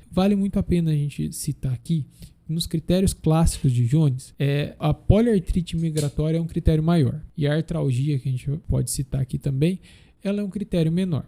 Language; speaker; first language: Portuguese; native; Portuguese